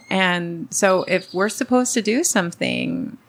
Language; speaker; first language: English; early bilingual, other home language; Spanish